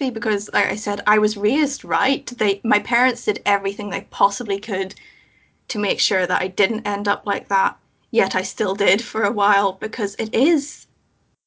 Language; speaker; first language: English; native; English